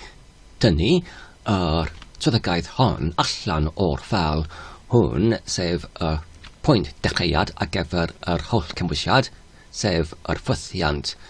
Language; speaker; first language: Welsh; non-native, fluent; English